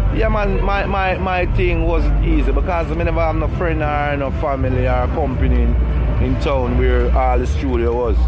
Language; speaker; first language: English; non-native, local second language; Jamaican Creole English